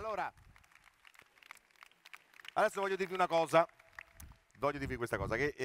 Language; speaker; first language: Italian; early bilingual, heritage; Spanish